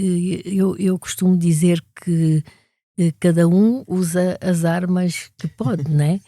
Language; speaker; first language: Portuguese; native; Portuguese